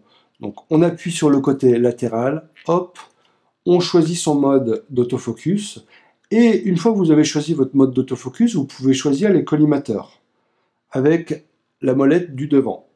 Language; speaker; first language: French; native; French